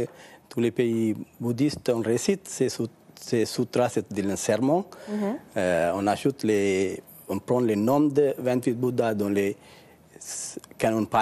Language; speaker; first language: French; non-native, learner; Sinhala